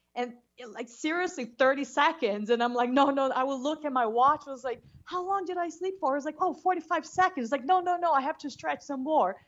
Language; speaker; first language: English; non-native, fluent; Portuguese